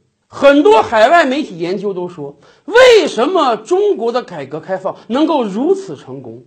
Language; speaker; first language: Chinese; native; Chinese